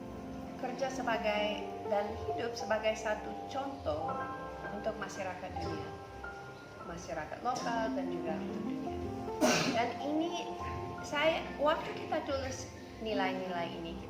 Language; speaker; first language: Indonesian; non-native, fluent; English